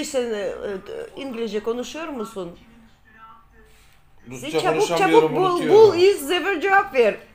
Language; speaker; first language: Turkish; non-native, learner; Russian